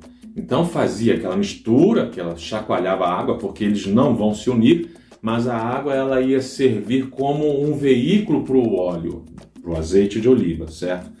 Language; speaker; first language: Portuguese; native; Portuguese